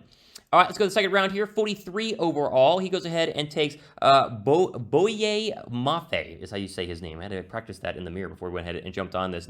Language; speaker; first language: English; native; English